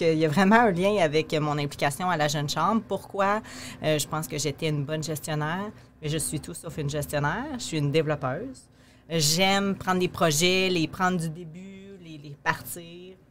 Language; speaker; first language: French; native; French